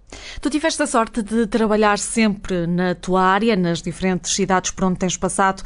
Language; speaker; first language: Portuguese; native; Portuguese